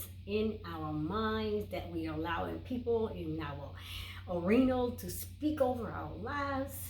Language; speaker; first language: English; native; English